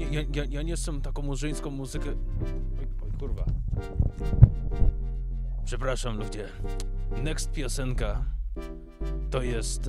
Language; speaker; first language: Polish; early bilingual, heritage; English